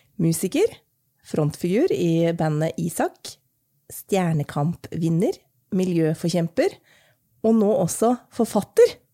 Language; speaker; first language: Norwegian; native; Norwegian